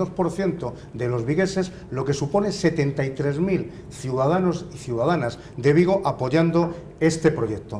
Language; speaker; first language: Spanish; native; Spanish